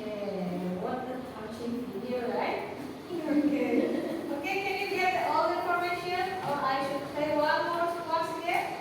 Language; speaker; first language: English; non-native, fluent; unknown